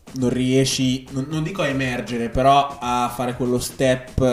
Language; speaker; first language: Italian; native; Italian